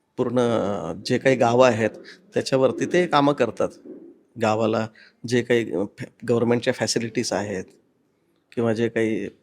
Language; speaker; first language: Marathi; native; Marathi